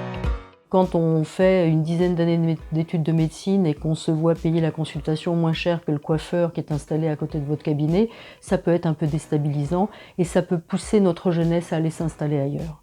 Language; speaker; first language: French; native; French